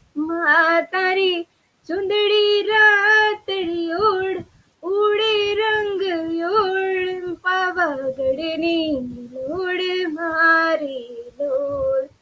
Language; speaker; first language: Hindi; non-native, local second language; Bangla